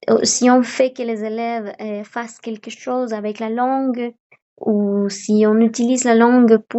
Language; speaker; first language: French; non-native, fluent; Spanish